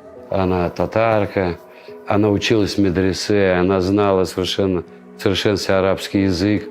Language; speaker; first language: Russian; native; Russian